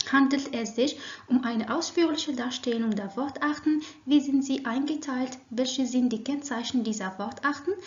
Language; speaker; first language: German; non-native, fluent; Arabic